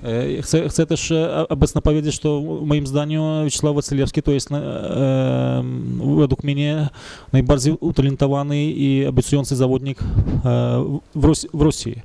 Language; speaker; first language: Polish; non-native, fluent; Russian